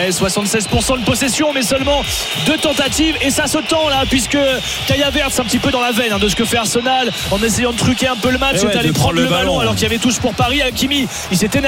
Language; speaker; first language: French; native; French